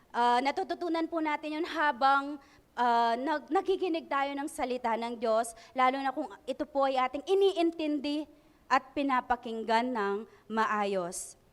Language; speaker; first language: Filipino; non-native, local second language; Pampanga